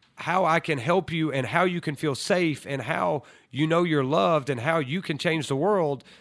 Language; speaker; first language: English; native; English